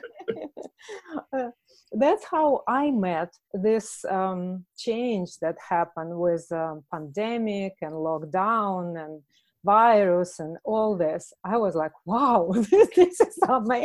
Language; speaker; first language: English; non-native, fluent; Russian